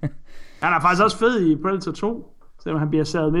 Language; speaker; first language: Danish; native; Danish